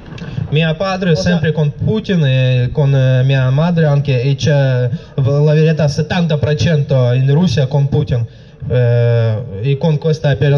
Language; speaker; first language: Italian; non-native, learner; Russian